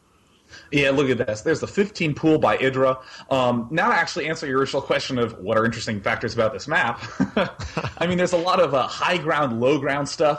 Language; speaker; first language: English; native; English